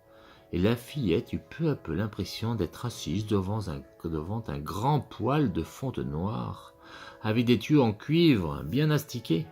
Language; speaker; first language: French; native; French